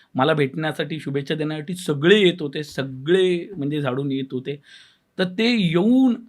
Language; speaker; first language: Marathi; native; Marathi